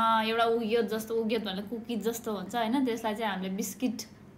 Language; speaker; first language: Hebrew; non-native, learner; Nepali